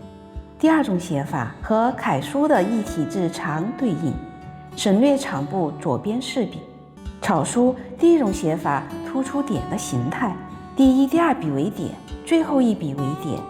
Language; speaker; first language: Chinese; native; Chinese